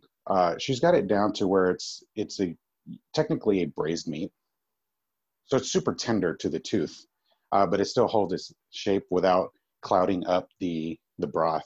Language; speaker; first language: English; native; English